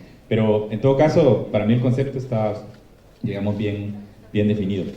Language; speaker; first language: Spanish; native; Spanish